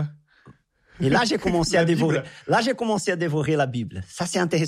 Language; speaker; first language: French; non-native, fluent; Portuguese